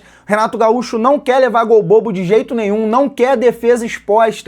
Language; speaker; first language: Portuguese; native; Portuguese